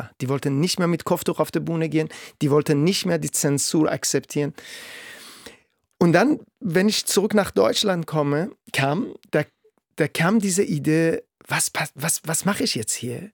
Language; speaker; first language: German; non-native, fluent; Persian